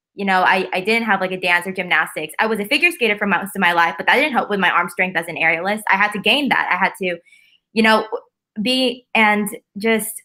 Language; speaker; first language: English; native; English